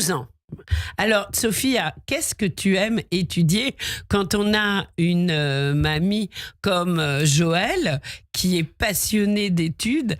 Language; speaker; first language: French; native; French